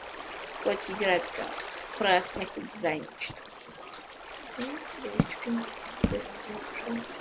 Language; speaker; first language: Bulgarian; native; Bulgarian